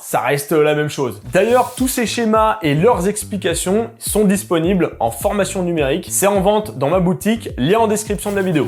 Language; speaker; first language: French; native; French